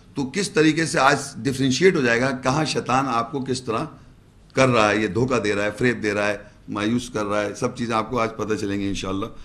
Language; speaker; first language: Urdu; native; Urdu